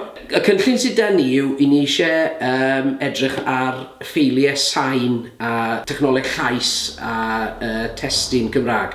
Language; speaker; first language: Welsh; native; Welsh